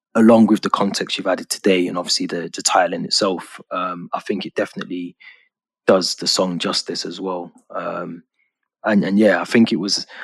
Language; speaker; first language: English; native; English